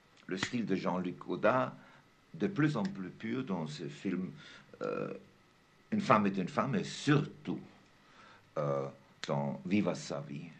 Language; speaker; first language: French; non-native, fluent; German